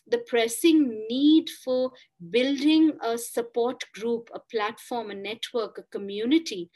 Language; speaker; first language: English; non-native, local second language; Bangla